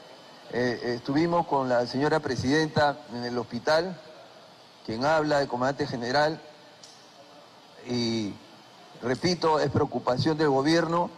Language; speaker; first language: Spanish; native; Spanish